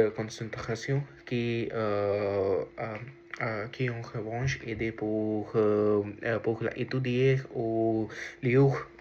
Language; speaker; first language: French; non-native, learner; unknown